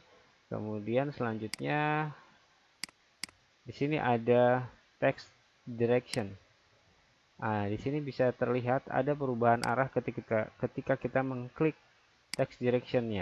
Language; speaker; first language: Indonesian; native; Indonesian